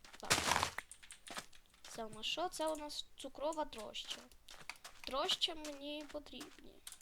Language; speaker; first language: Ukrainian; native; Ukrainian